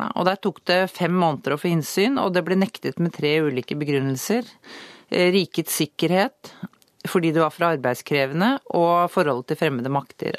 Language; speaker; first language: Norwegian; native; Norwegian